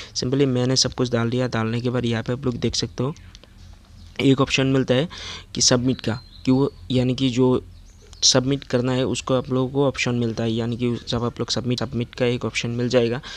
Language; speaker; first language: Hindi; non-native, local second language; Assamese